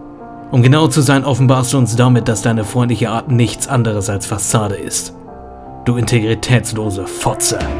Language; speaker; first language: German; native; German